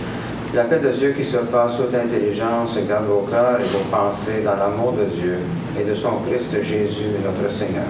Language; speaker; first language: French; native; French